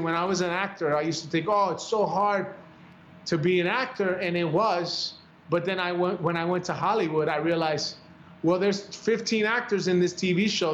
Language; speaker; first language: English; early bilingual, other home language; Spanish